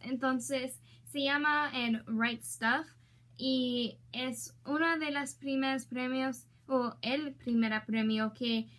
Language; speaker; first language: Spanish; non-native, learner; English